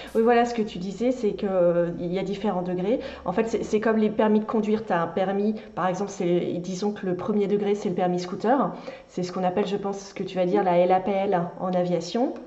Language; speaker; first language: French; native; French